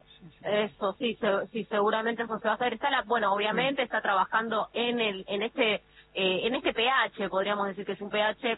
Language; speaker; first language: Spanish; native; Spanish